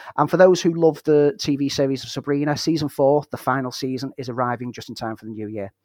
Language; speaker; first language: English; native; English